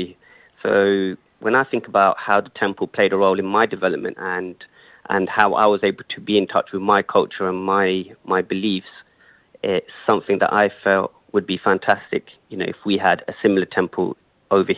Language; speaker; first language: English; native; English